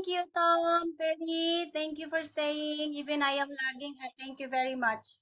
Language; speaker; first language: English; non-native, local second language; Filipino